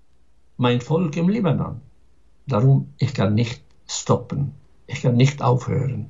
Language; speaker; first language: German; non-native, fluent; Arabic